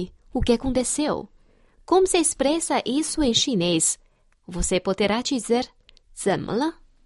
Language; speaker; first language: Portuguese; non-native, fluent; Chinese